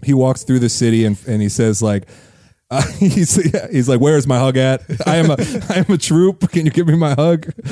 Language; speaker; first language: English; native; English